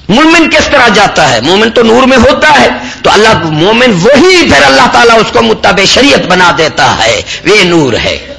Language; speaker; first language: Urdu; non-native, local second language; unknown